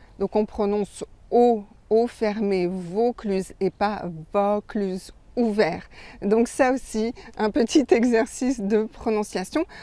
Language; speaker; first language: French; native; French